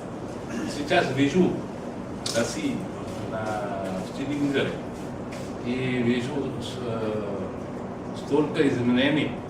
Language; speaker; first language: Russian; non-native, fluent; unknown